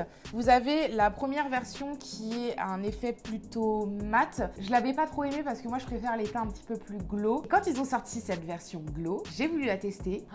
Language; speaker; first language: French; native; French